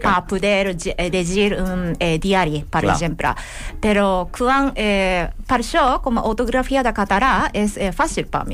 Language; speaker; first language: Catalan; non-native, learner; Japanese